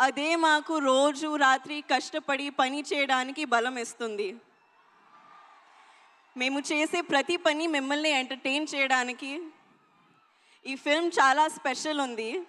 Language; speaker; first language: Telugu; non-native, learner; Hindi